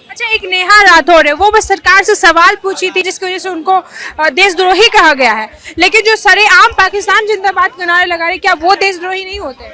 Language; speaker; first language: Hindi; native; Hindi